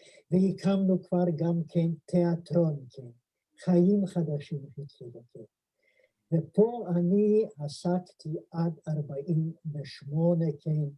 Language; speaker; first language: Hebrew; non-native, fluent; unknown